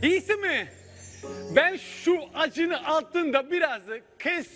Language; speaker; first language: Turkish; non-native, fluent; Italian